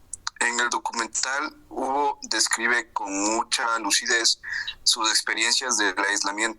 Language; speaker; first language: Spanish; native; Spanish